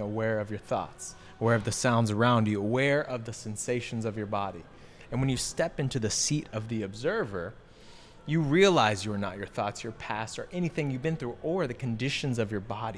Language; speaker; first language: English; native; English